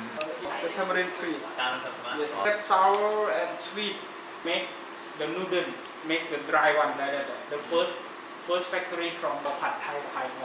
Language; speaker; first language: English; non-native, learner; Thai